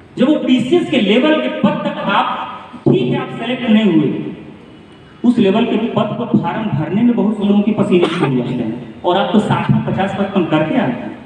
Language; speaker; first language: Hindi; native; Hindi